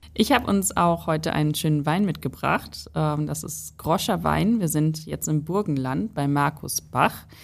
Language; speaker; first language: German; native; German